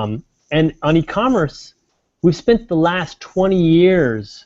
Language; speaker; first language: English; native; English